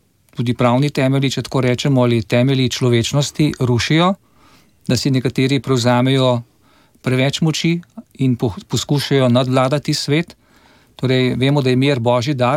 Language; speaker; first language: Slovenian; native; Slovenian